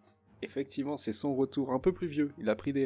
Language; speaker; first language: French; native; French